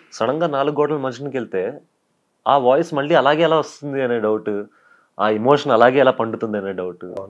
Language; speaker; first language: Telugu; native; Telugu